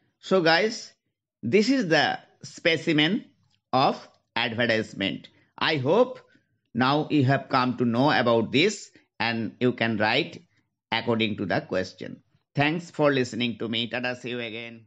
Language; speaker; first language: English; non-native, local second language; Bangla